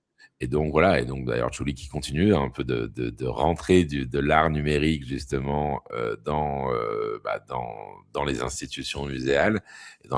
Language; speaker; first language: French; native; French